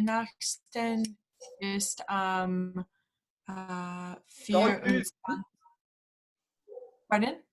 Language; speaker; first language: German; non-native, learner; English